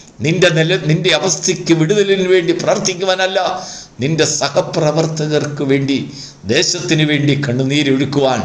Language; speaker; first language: Malayalam; native; Malayalam